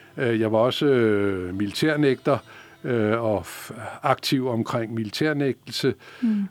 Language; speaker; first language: Danish; native; Danish